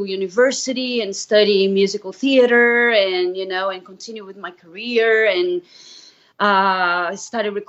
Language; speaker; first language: English; non-native, fluent; Portuguese